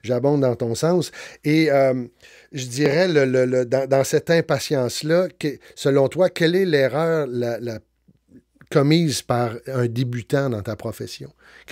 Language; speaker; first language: French; native; French